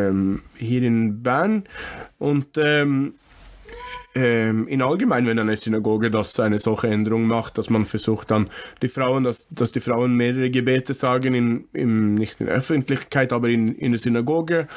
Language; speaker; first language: German; non-native, fluent; English